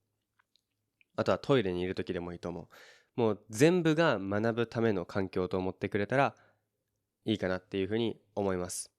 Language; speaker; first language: Japanese; native; Japanese